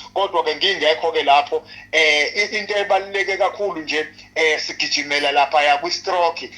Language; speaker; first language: Zulu; native; Zulu